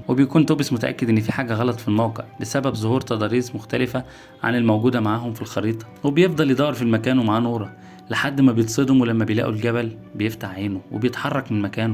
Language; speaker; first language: Arabic; native; Arabic